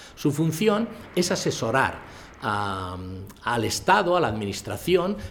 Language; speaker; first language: Spanish; native; Spanish